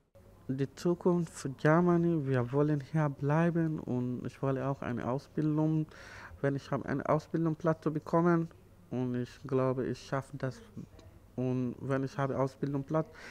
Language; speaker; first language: German; non-native, learner; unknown